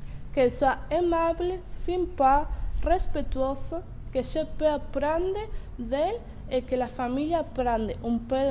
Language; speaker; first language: French; non-native, learner; Spanish